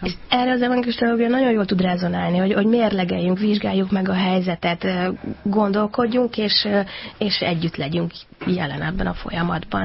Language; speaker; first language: Hungarian; native; Hungarian